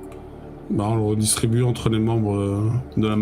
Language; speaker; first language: French; native; French